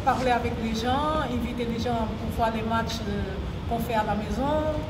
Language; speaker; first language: French; non-native, learner; Portuguese